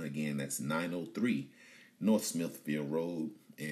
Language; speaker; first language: English; native; English